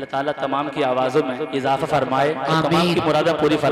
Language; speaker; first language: Hindi; native; Hindi